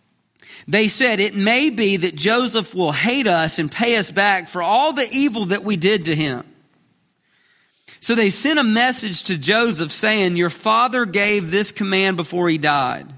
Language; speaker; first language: English; native; English